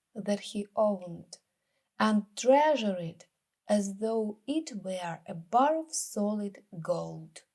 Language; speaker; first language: English; non-native, fluent; Ukrainian